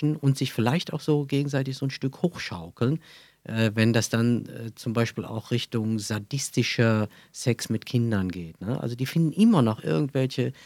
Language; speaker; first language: German; native; German